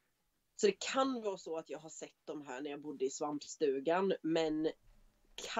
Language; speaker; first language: Swedish; native; Swedish